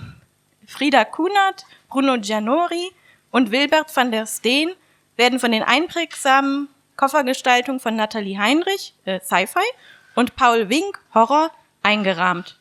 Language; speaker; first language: German; native; German